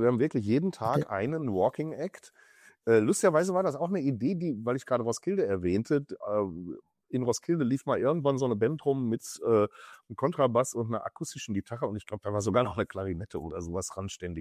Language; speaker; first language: German; native; German